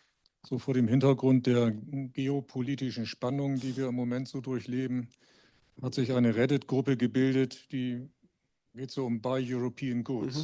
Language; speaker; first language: German; native; German